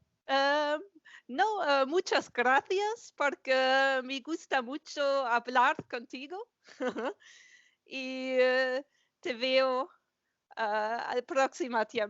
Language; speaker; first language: Spanish; non-native, learner; German